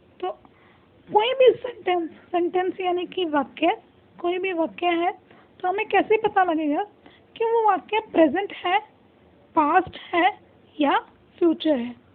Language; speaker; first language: Hindi; non-native, local second language; Punjabi